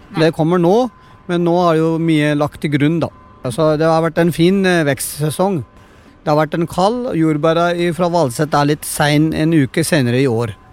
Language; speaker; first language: Norwegian; non-native, fluent; Punjabi